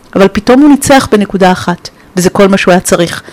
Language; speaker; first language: Hebrew; non-native, fluent; Romanian